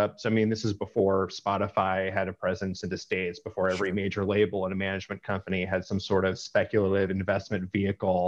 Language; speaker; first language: English; native; English